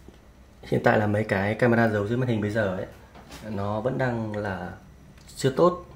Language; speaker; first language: Vietnamese; native; Vietnamese